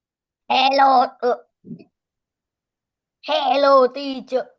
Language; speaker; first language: English; non-native, learner; Vietnamese